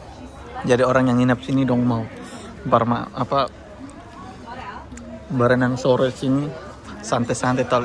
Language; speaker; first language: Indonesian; non-native, local second language; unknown